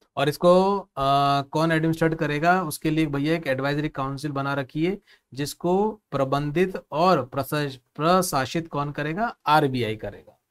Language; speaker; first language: Hindi; native; Hindi